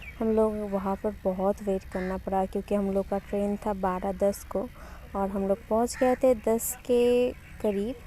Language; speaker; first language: Hindi; non-native, local second language; Bangla